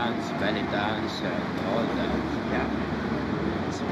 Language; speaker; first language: English; non-native, learner; Arabic